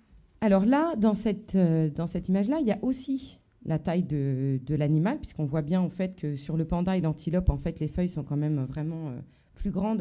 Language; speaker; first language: French; native; French